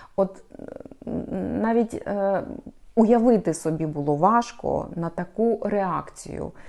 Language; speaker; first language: Ukrainian; non-native, local second language; Russian